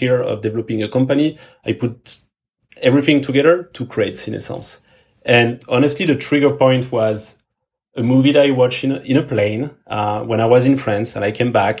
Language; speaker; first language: English; non-native, fluent; French